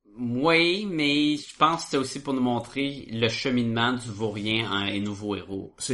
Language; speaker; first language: French; native; French